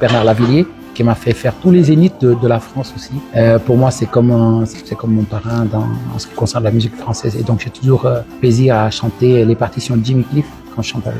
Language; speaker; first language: French; non-native, local second language; Wolof